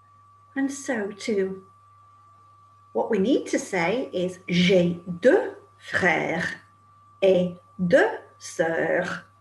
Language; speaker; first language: French; non-native, fluent; English